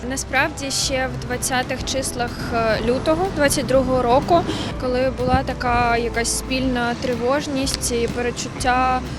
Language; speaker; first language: Ukrainian; non-native, local second language; Russian